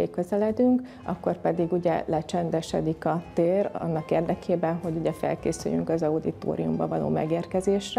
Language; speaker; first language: Hungarian; native; Hungarian